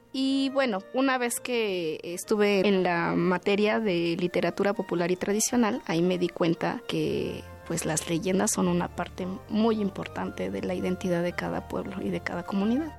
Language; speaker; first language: Spanish; native; Spanish